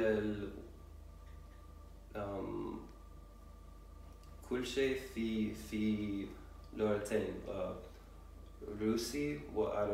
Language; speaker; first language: Arabic; non-native, learner; English